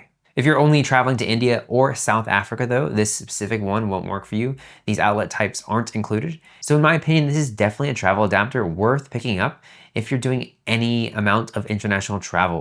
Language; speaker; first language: English; native; English